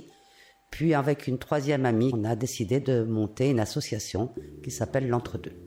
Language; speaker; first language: French; native; French